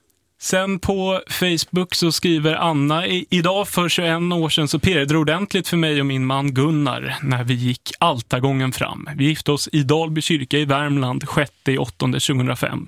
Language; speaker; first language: Swedish; native; Swedish